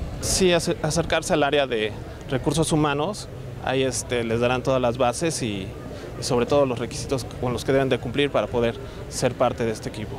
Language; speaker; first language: Spanish; native; Spanish